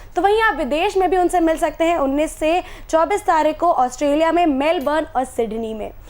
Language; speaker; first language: Hindi; native; Hindi